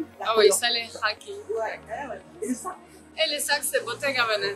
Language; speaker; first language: French; non-native, learner; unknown